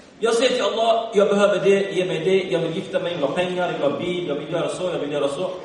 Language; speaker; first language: Swedish; early bilingual, other home language; Arabic